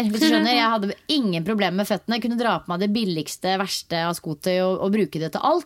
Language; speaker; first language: Norwegian; native; Norwegian